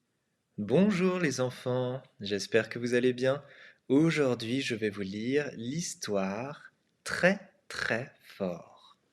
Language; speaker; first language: French; non-native, fluent; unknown